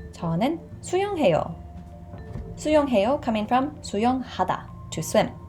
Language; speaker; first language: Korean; non-native, fluent; English